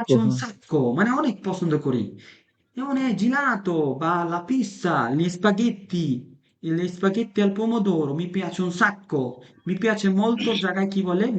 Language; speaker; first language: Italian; non-native, fluent; Bangla